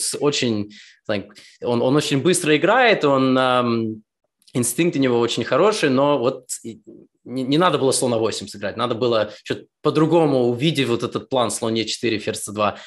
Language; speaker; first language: Russian; early bilingual, heritage; Russian